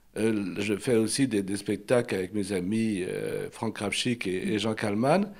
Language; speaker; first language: French; native; French